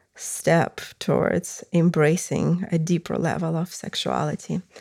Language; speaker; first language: English; non-native, fluent; Russian